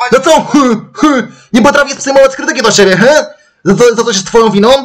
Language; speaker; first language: Polish; native; Polish